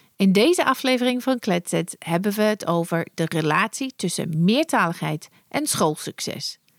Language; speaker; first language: Dutch; non-native, fluent; English